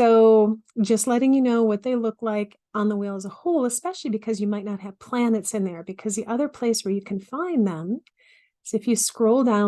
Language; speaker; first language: English; native; English